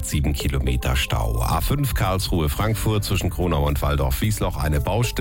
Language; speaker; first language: German; native; German